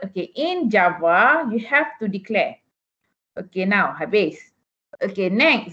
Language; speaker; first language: English; non-native, local second language; Malay